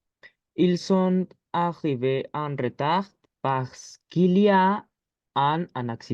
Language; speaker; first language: French; non-native, learner; Spanish